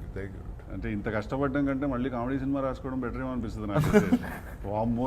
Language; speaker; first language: Telugu; native; Telugu